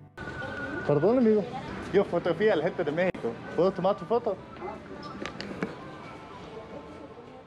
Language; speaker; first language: Spanish; non-native, learner; Danish